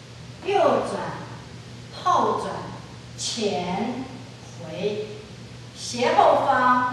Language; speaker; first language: Chinese; native; Chinese